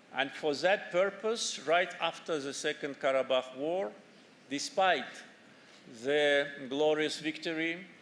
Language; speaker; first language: English; non-native, fluent; Azerbaijani